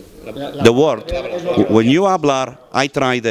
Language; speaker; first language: English; non-native, learner; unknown